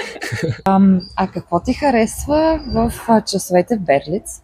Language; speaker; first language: Bulgarian; native; Bulgarian